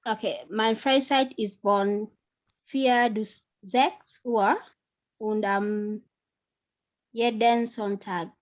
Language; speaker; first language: German; non-native, learner; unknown